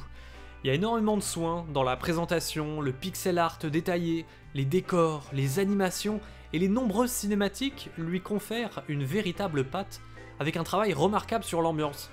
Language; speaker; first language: French; native; French